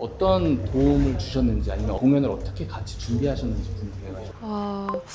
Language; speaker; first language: Korean; native; Korean